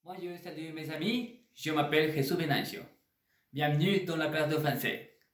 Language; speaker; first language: French; non-native, learner; Spanish